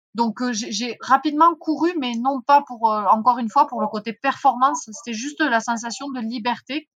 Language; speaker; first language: French; native; French